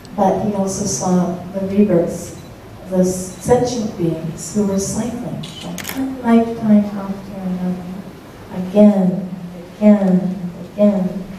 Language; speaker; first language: English; native; English